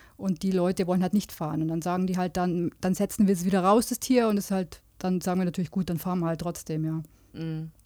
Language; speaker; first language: German; native; German